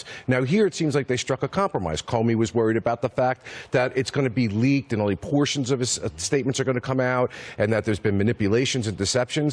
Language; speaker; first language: English; native; English